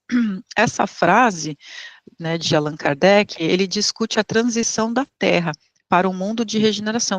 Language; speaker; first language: Portuguese; native; Portuguese